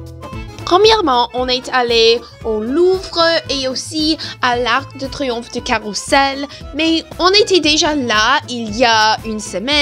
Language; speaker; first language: French; non-native, learner; English